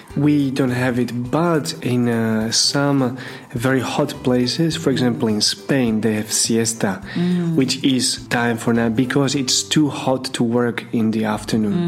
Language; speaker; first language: English; non-native, fluent; Slovak